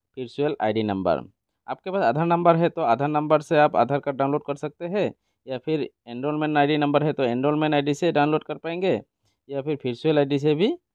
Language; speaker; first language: Hindi; non-native, local second language; Assamese